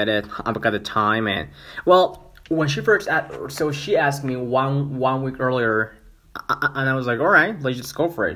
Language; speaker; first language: English; non-native, fluent; Spanish